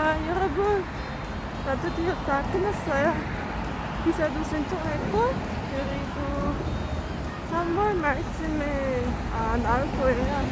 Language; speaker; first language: Korean; non-native, fluent; Dutch